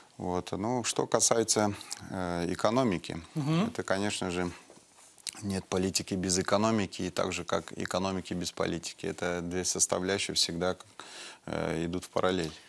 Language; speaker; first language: Russian; non-native, local second language; Azerbaijani